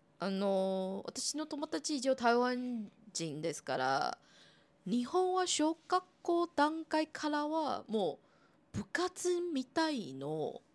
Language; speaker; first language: Japanese; non-native, fluent; Chinese